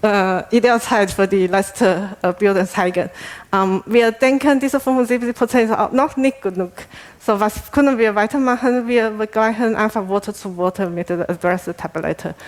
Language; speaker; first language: German; non-native, learner; Chinese